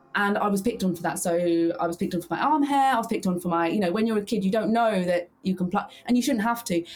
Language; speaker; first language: English; early bilingual, heritage; English